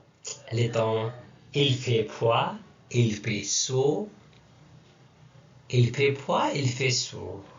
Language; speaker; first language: French; non-native, learner; Nepali